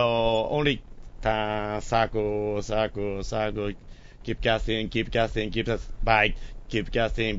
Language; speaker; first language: English; non-native, learner; Japanese